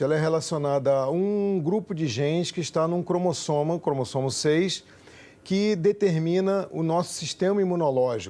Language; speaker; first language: Portuguese; native; Portuguese